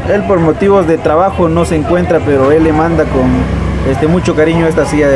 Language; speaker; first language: Spanish; native; Spanish